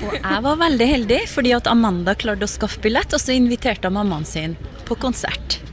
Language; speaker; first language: Norwegian; native; Norwegian